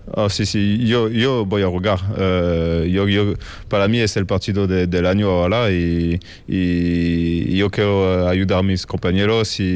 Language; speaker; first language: Spanish; non-native, learner; French